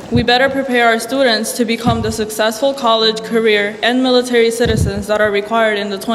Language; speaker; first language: English; early bilingual, other home language; Spanish